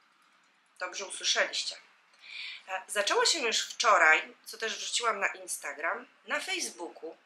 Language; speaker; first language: Polish; native; Polish